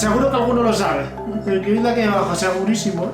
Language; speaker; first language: Spanish; native; Spanish